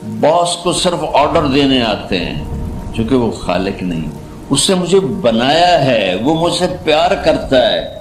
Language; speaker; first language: Urdu; non-native, local second language; Punjabi